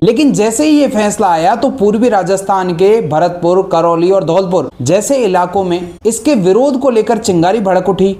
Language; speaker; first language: Hindi; native; Hindi